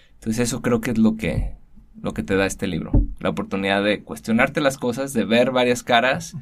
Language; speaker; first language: Spanish; native; Spanish